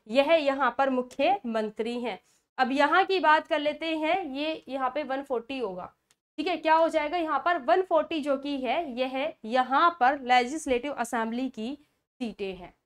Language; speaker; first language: Hindi; native; Hindi